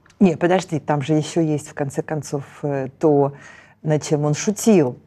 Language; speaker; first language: Russian; native; Russian